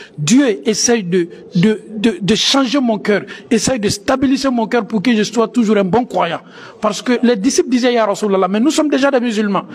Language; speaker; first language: French; non-native, local second language; Bambara